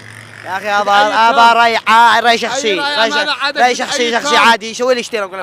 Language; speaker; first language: Arabic; native; Arabic